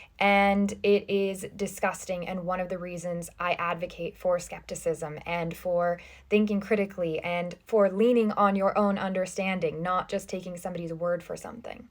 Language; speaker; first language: English; native; English